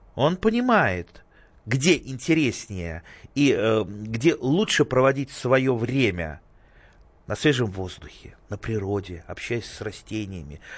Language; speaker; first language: Russian; native; Russian